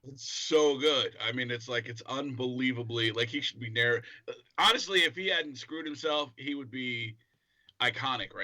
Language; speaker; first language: English; native; English